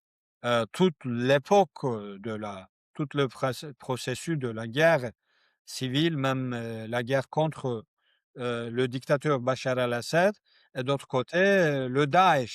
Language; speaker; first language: French; non-native, learner; Kurdish